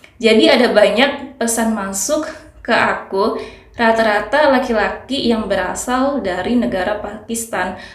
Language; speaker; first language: Indonesian; native; Indonesian